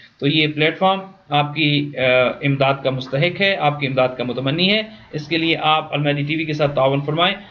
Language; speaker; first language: Urdu; native; Urdu